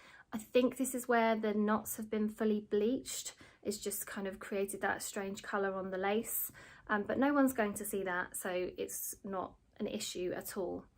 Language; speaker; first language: English; native; English